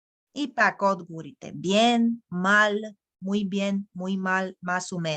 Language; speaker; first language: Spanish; non-native, fluent; Bulgarian